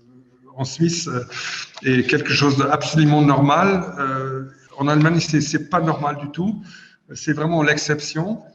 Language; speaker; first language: French; non-native, fluent; German